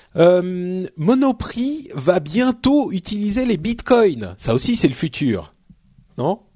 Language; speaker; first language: French; native; French